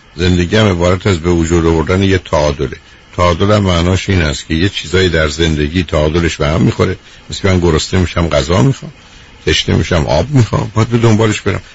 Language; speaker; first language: Persian; native; Persian